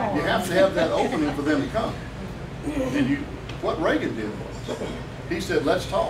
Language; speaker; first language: English; native; English